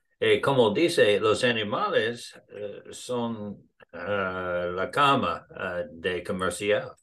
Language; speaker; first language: Spanish; non-native, learner; English